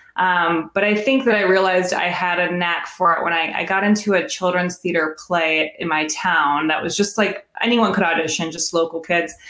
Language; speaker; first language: English; native; English